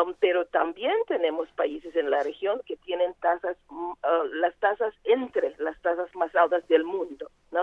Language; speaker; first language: Spanish; non-native, fluent; Portuguese